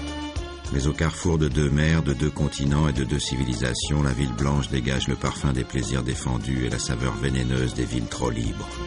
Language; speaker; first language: French; native; French